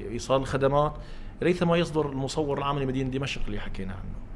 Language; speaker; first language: Arabic; native; Arabic